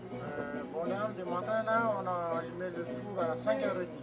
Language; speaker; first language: French; non-native, local second language; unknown